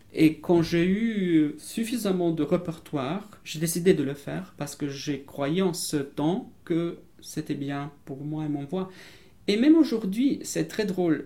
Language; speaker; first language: French; non-native, fluent; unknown